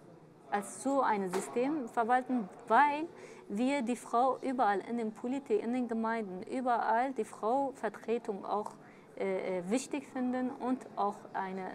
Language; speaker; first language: German; early bilingual, other home language; Kurdish